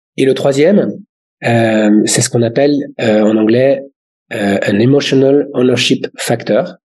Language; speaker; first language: French; native; French